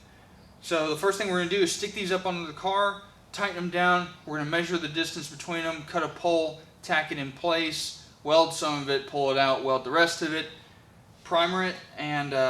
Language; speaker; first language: English; native; English